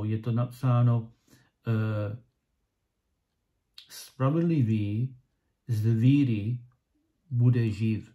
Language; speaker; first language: Czech; non-native, learner; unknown